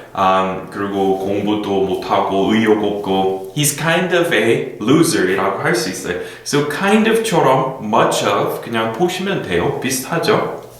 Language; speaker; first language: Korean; non-native, fluent; English